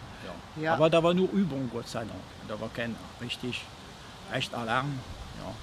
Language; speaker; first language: German; non-native, fluent; French